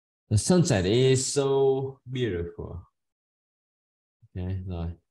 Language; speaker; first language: English; non-native, fluent; Vietnamese